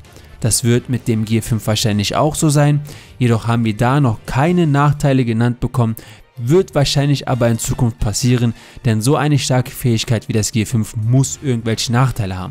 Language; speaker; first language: German; native; German